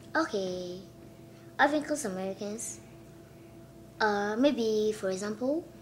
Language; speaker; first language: English; non-native, local second language; Akan